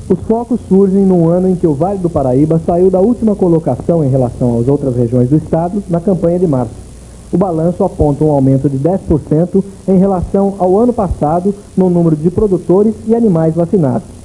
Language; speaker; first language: Portuguese; native; Portuguese